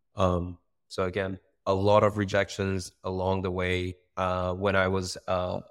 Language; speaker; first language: English; non-native, fluent; Persian